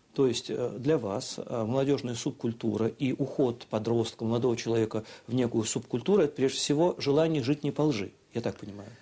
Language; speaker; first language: Russian; native; Russian